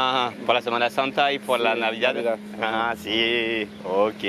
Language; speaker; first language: Spanish; non-native, learner; French